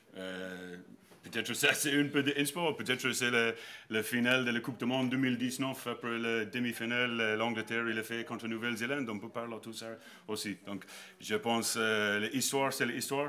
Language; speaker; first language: French; non-native, learner; English